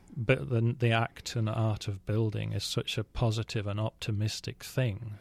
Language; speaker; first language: English; native; English